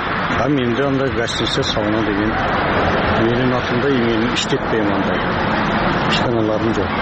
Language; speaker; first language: Kyrgyz; native; Kyrgyz